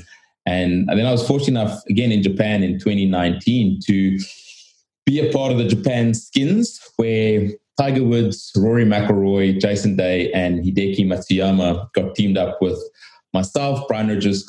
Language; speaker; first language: English; native; English